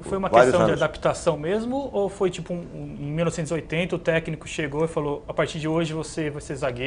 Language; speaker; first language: Portuguese; native; Portuguese